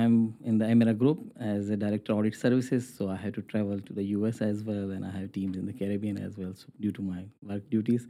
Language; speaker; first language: English; non-native, local second language; Urdu